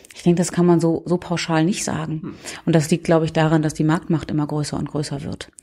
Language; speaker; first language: German; native; German